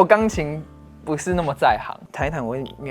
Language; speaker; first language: Chinese; native; Chinese